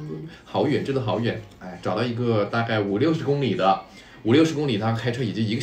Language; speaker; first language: Chinese; native; Chinese